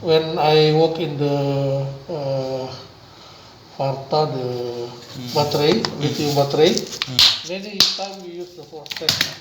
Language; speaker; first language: English; non-native, learner; Indonesian